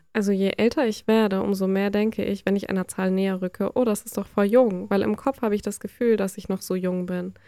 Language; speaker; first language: German; native; German